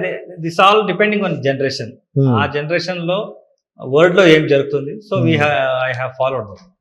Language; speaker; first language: Telugu; non-native, learner; Kannada